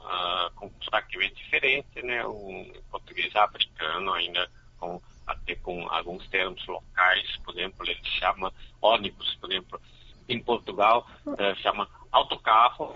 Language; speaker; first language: Portuguese; non-native, fluent; Chinese